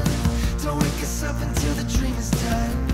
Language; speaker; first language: English; native; English